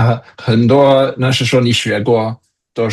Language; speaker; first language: Chinese; non-native, fluent; English